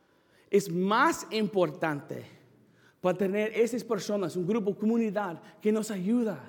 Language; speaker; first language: Spanish; non-native, fluent; English